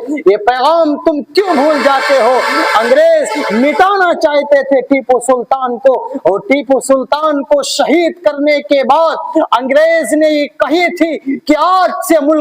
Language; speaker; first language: Urdu; native; Urdu